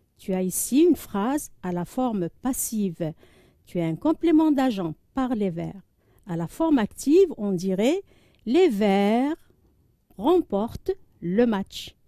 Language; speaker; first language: French; non-native, local second language; Arabic